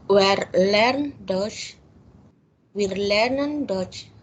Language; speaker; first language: German; non-native, learner; Indonesian